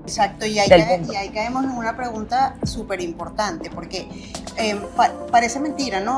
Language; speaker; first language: Spanish; native; Spanish